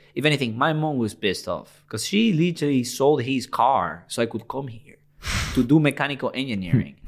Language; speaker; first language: English; non-native, fluent; Spanish